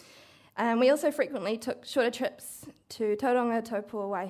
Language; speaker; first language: English; native; English